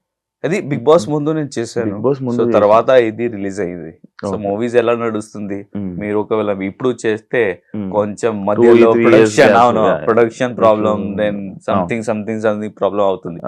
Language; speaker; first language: Telugu; non-native, learner; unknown